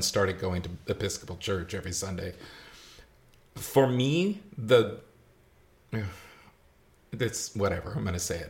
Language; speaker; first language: English; native; English